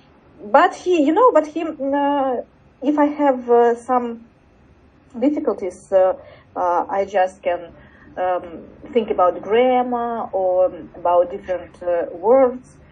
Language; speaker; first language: English; non-native, learner; Russian